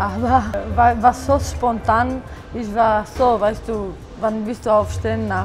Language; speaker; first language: German; non-native, learner; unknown